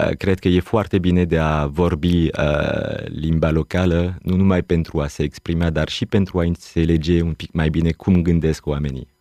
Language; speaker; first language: Romanian; non-native, fluent; French